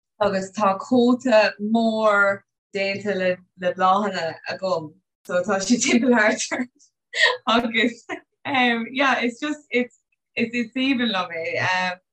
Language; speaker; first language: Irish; non-native, local second language; English